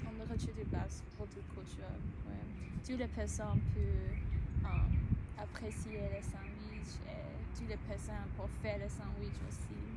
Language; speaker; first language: French; non-native, learner; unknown